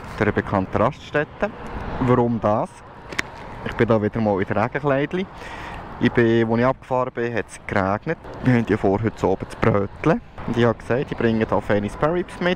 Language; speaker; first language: German; native; German